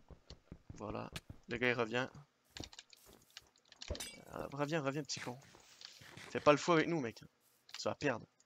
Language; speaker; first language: French; native; French